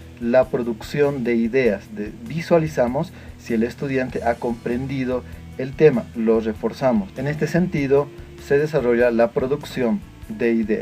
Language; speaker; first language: Spanish; native; Spanish